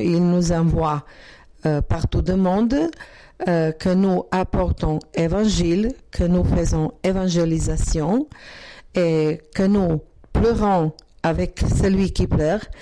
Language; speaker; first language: French; non-native, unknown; Croatian